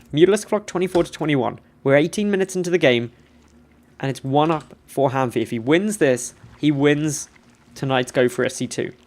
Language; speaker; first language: English; native; English